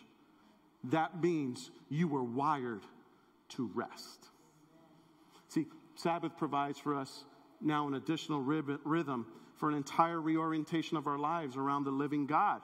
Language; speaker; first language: English; native; English